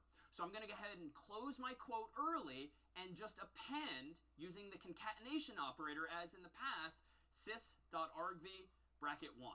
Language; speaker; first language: English; native; English